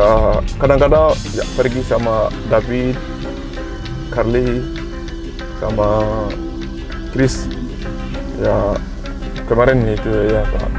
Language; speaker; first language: Indonesian; non-native, learner; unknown